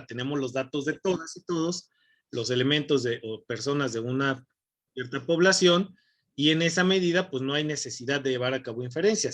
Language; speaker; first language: Spanish; native; Spanish